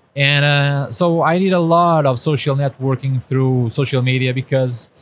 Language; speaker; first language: English; non-native, fluent; Portuguese